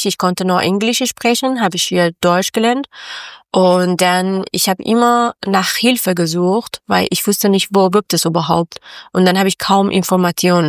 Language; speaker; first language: German; non-native, learner; Persian